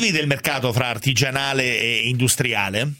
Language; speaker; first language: Italian; native; Italian